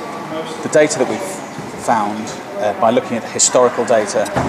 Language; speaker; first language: English; native; English